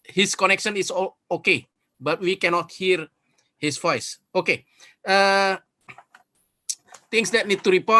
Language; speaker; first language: English; non-native, fluent; Indonesian